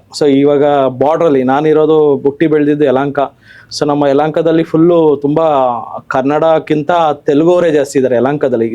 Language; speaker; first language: Kannada; native; Kannada